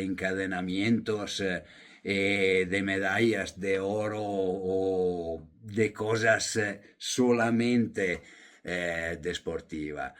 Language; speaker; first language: Spanish; non-native, fluent; Italian